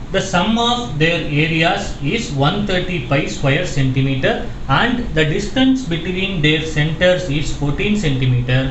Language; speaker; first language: English; non-native, local second language; Tamil